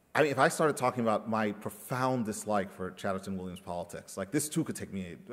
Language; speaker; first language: English; early bilingual, other home language; Spanish